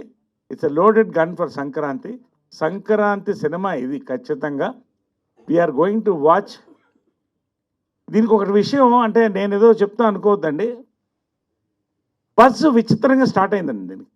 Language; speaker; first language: Telugu; native; Telugu